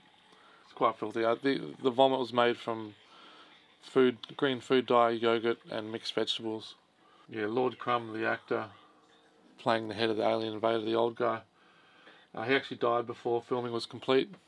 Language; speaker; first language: English; native; English